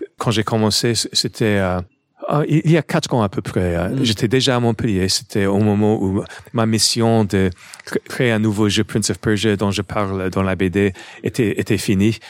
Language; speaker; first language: French; non-native, fluent; English